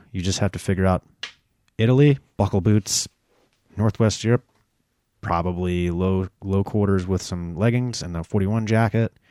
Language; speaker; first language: English; native; English